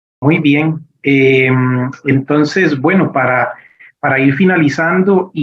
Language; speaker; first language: Spanish; native; Spanish